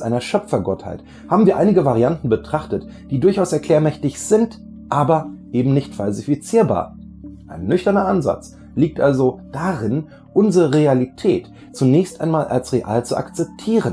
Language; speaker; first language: German; native; German